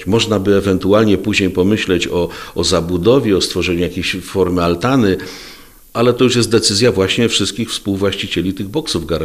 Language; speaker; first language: Polish; native; Polish